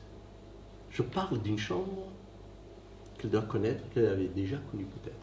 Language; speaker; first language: French; non-native, fluent; Persian